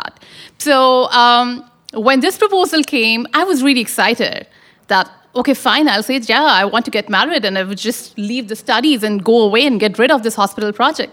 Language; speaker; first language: English; non-native, local second language; Urdu